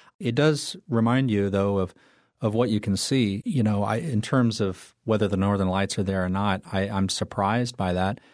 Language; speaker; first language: English; native; English